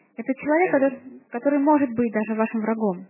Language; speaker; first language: Russian; native; Russian